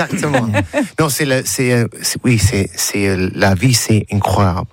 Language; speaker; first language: French; non-native, learner; English